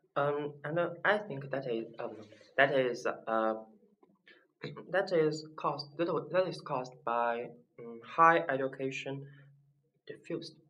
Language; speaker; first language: English; non-native, learner; Chinese